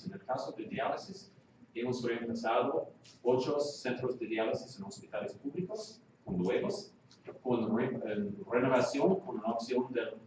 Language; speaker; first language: Spanish; non-native, fluent; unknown